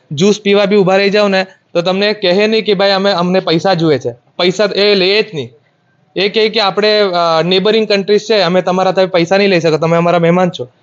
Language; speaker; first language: Gujarati; non-native, local second language; Marathi